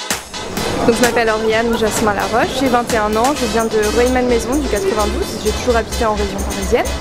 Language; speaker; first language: French; native; French